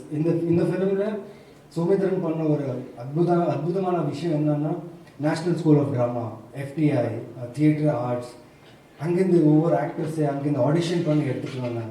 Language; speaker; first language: Tamil; non-native, fluent; Telugu